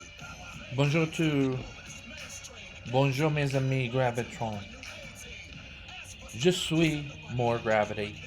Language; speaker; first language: French; non-native, learner; English